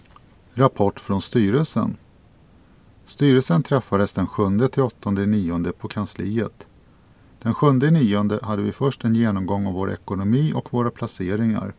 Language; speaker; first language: Swedish; native; Swedish